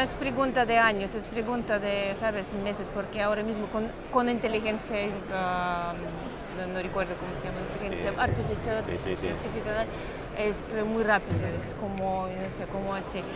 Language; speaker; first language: Spanish; non-native, fluent; Russian